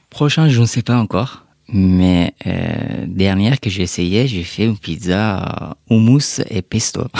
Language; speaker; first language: French; non-native, fluent; Persian